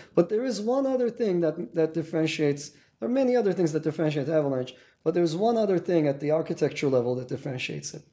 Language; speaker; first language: English; non-native, fluent; Turkish